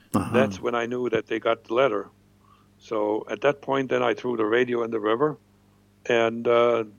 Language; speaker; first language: English; non-native, fluent; German